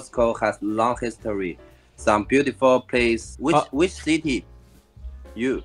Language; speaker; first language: English; non-native, learner; Chinese